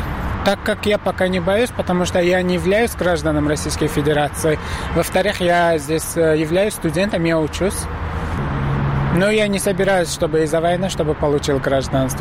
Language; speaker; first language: Russian; non-native, fluent; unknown